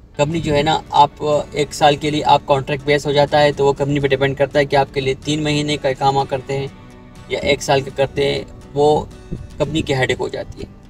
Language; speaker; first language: Urdu; non-native, local second language; Pashto